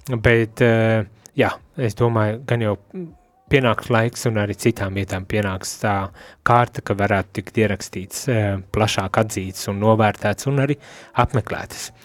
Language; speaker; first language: Latvian; native; Latvian